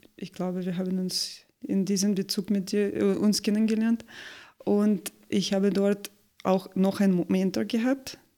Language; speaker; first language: German; non-native, fluent; Russian